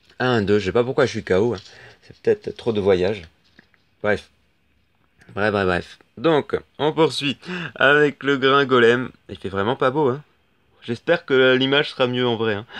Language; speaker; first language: French; native; French